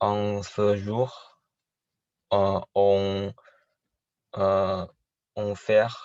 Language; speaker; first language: French; non-native, learner; Chinese